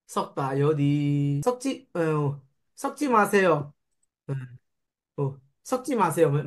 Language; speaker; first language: Korean; non-native, fluent; Burmese